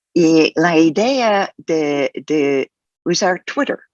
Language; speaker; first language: Spanish; non-native, fluent; English